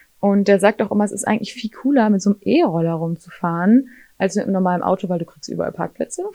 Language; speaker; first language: German; native; German